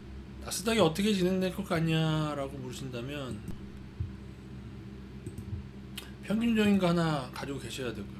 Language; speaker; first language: Korean; native; Korean